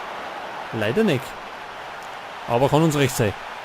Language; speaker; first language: German; native; German